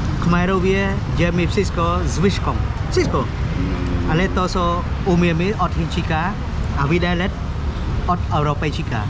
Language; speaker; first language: Polish; non-native, learner; Khmer